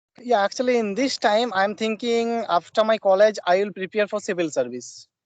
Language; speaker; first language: English; non-native, learner; Bangla